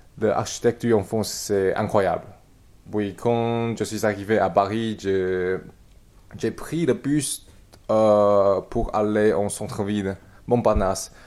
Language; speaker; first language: French; non-native, learner; Chinese